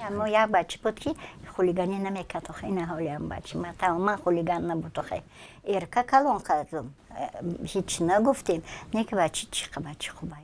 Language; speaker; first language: Tajik; non-native, local second language; Russian